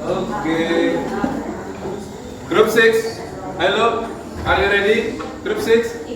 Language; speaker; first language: English; non-native, fluent; Indonesian